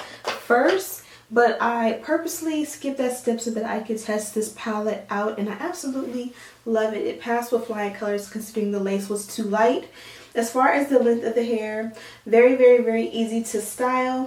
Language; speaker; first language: English; native; English